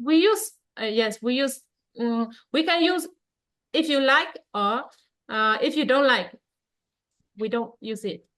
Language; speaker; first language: English; non-native, learner; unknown